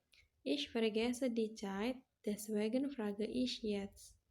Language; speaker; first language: German; non-native, learner; Indonesian